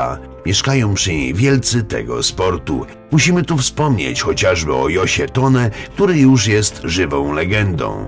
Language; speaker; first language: Polish; native; Polish